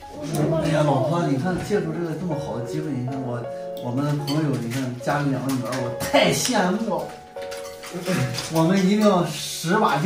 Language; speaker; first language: Chinese; native; Chinese